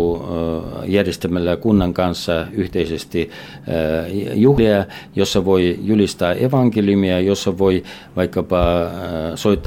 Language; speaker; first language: Finnish; non-native, fluent; Russian